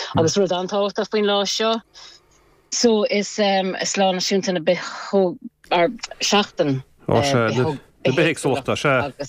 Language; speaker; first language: Irish; non-native, local second language; English